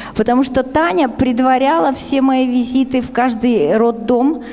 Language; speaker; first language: Russian; native; Russian